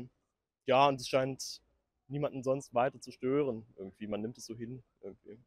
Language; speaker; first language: German; native; German